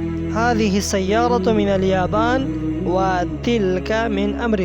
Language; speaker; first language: Arabic; non-native, fluent; Persian